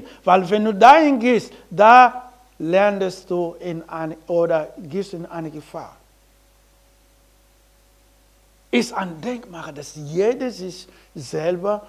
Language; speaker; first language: German; non-native, learner; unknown